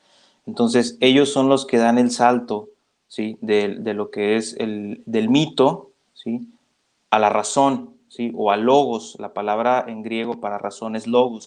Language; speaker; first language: Spanish; native; Spanish